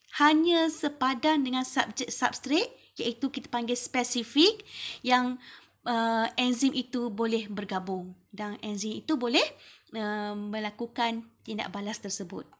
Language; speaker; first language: Malay; native; Malay